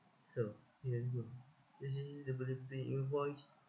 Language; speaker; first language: English; non-native, local second language; Malay